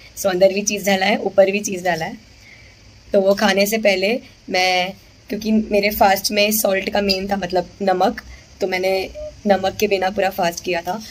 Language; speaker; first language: Hindi; non-native, local second language; Gujarati